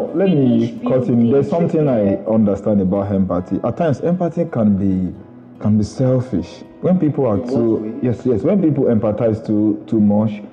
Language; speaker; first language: English; non-native, local second language; Yoruba